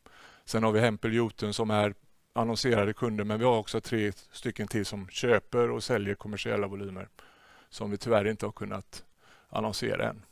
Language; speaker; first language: Swedish; native; Swedish